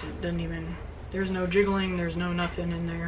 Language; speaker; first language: English; native; English